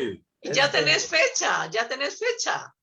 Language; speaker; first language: Spanish; native; Spanish